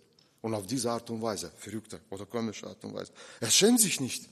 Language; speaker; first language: German; non-native, fluent; Russian